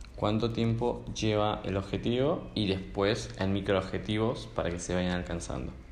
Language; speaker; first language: Spanish; native; Spanish